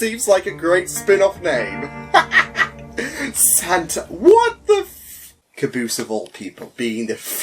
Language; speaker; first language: English; native; English